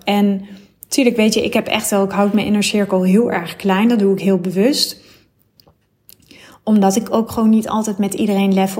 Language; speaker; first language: Dutch; native; Dutch